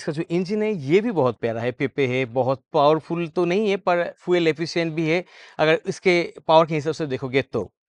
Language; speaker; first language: Hindi; non-native, local second language; Bangla